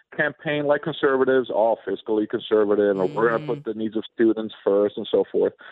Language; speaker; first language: English; non-native, fluent; Swedish